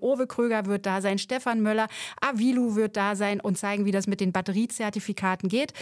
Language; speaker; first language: German; native; German